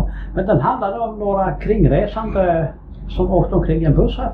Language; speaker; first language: Swedish; native; Swedish